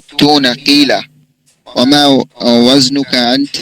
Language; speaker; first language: Arabic; non-native, learner; Bangla